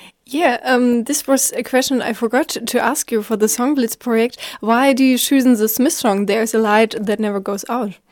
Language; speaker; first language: English; non-native, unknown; German